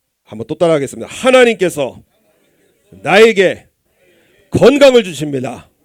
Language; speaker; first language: Korean; native; Korean